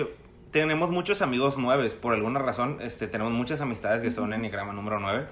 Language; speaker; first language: Spanish; native; Spanish